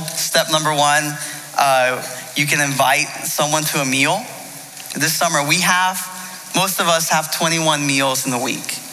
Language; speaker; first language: English; native; English